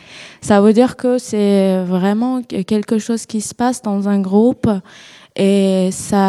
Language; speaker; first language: French; non-native, learner; Persian